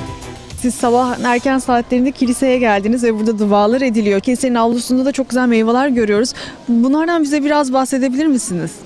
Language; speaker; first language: Turkish; native; Turkish